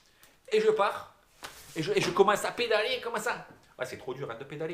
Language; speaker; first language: French; native; French